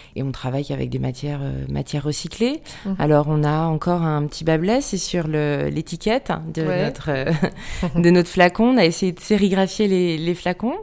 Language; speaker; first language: French; native; French